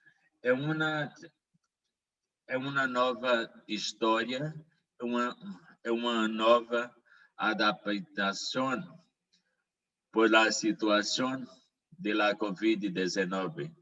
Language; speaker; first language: Portuguese; non-native, learner; Spanish